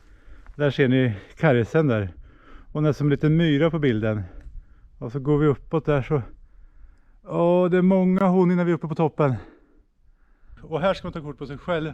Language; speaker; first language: Swedish; native; Swedish